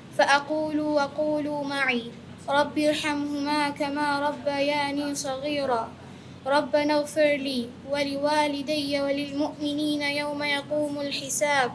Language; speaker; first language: Arabic; non-native, learner; Bangla